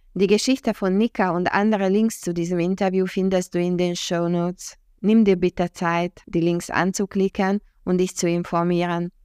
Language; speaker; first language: German; non-native, fluent; Hungarian